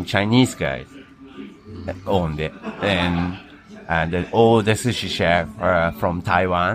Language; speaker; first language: English; non-native, fluent; Japanese